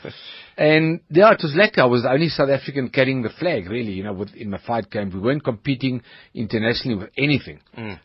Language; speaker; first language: English; native; English